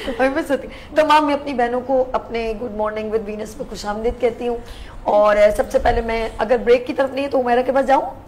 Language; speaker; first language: Urdu; native; Urdu